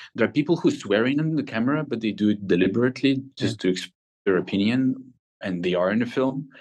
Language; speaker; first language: English; non-native, fluent; Ukrainian